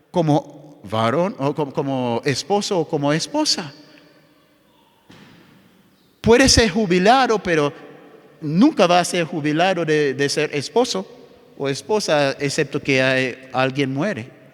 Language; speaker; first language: Spanish; non-native, fluent; English